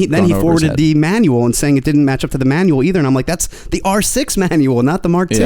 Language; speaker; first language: English; native; English